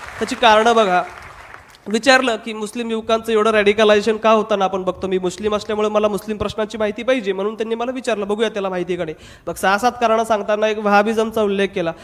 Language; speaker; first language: Marathi; non-native, local second language; Hindi